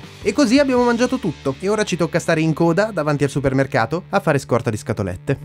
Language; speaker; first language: Italian; native; Italian